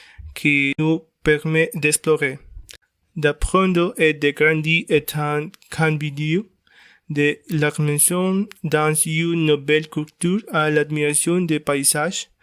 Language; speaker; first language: French; non-native, learner; Spanish